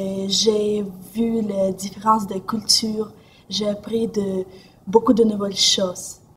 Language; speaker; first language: French; non-native, fluent; Russian